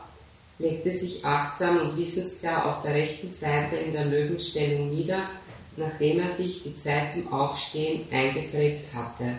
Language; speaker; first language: German; native; German